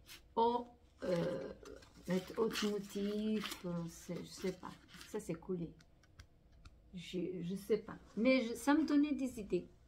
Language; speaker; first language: French; non-native, fluent; Portuguese